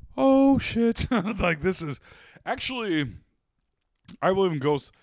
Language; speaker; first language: English; native; English